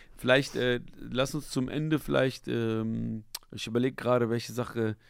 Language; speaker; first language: German; early bilingual, other home language; Persian